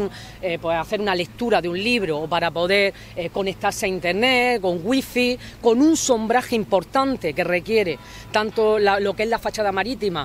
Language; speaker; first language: Spanish; native; Spanish